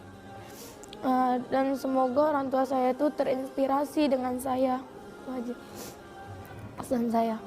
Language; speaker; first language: Indonesian; native; Indonesian